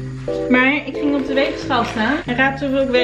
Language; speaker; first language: Dutch; native; Dutch